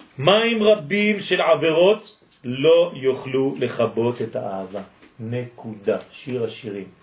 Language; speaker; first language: Hebrew; non-native, fluent; French